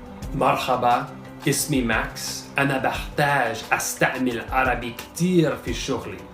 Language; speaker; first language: Arabic; non-native, fluent; English